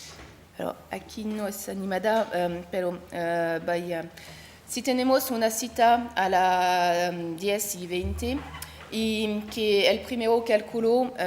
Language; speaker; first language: Spanish; non-native, learner; French